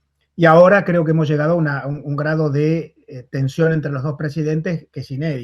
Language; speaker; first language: Spanish; native; Spanish